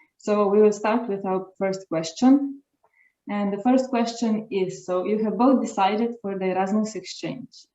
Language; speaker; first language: English; non-native, fluent; Slovenian